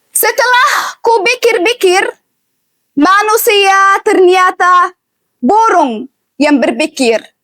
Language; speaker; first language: Indonesian; non-native, learner; Arabic